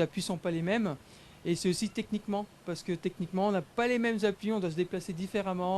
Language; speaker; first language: French; native; French